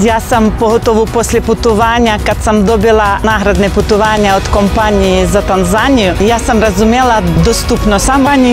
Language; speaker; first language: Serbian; non-native, learner; Russian